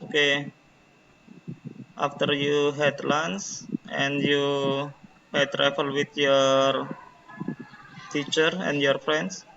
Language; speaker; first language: English; non-native, learner; Indonesian